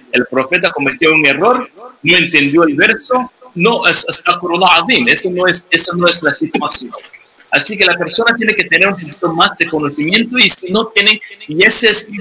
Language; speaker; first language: Spanish; native; Spanish